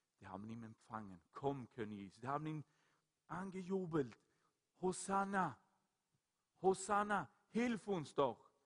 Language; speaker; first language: German; non-native, fluent; Swedish